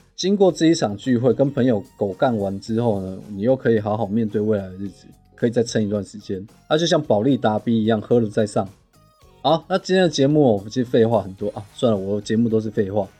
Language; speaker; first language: Chinese; non-native, local second language; Min Nan Chinese